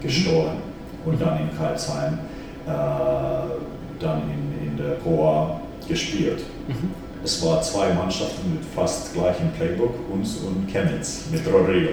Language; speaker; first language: German; non-native, fluent; Finnish